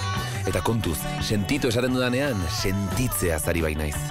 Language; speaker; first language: Basque; native; Basque